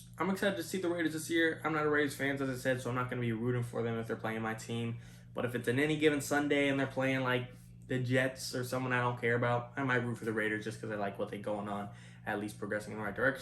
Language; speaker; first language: English; native; English